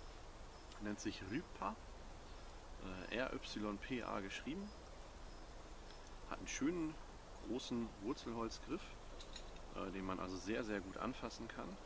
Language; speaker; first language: German; native; German